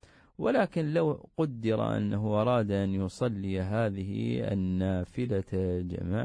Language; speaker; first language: Arabic; native; Arabic